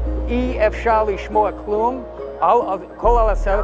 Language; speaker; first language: Hebrew; non-native, learner; English